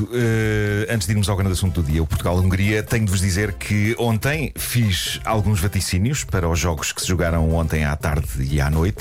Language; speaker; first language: Portuguese; native; Portuguese